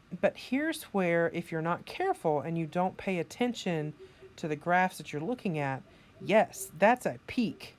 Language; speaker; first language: English; native; English